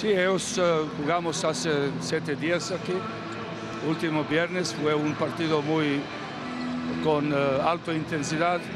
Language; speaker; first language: Spanish; non-native, learner; Serbian